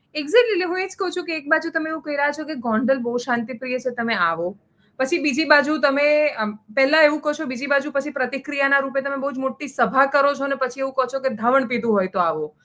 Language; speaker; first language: Gujarati; native; Gujarati